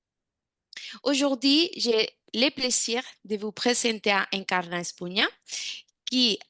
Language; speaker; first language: French; non-native, fluent; Spanish